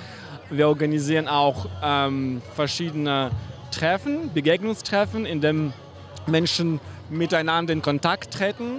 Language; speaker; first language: German; non-native, fluent; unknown